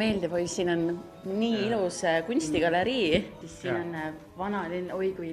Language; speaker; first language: Estonian; native; Estonian